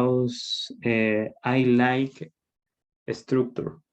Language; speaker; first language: English; non-native, learner; Spanish